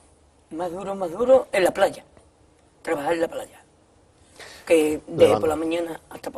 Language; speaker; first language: Spanish; native; Spanish